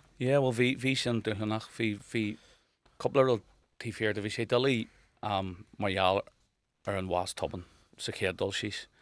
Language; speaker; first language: Irish; native; Irish